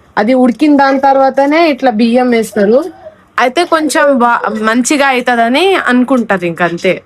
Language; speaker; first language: Telugu; non-native, local second language; Lambadi